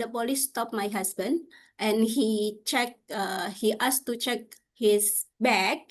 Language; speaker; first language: English; non-native, learner; Indonesian